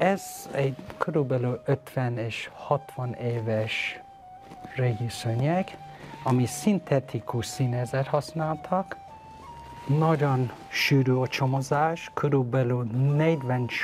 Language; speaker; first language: Hungarian; non-native, learner; Persian